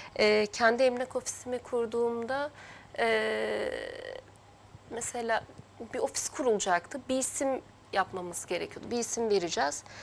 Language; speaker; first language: Turkish; early bilingual, heritage; Turkish